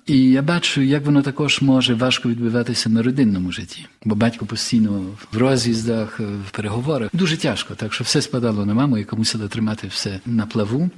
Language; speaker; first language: Ukrainian; early bilingual, heritage; Ukrainian